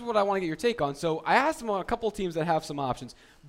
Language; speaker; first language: English; native; English